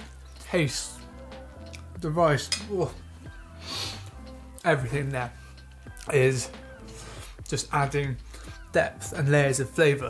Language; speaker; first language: English; native; English